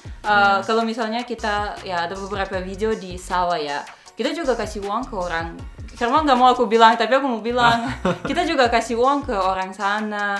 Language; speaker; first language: Indonesian; non-native, fluent; Russian